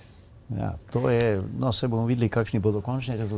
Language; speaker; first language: Slovenian; native; Slovenian